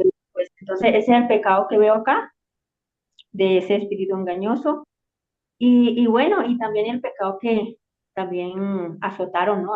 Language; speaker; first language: Spanish; native; Spanish